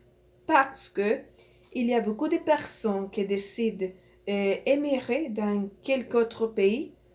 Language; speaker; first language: French; non-native, learner; Spanish